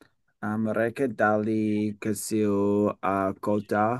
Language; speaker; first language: Indonesian; non-native, learner; English